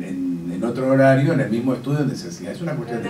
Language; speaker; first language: Spanish; native; Spanish